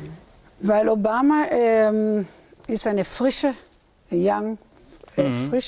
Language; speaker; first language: German; early bilingual, heritage; German